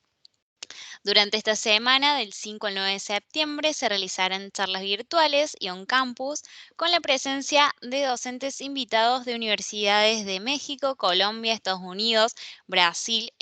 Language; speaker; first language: Spanish; native; Spanish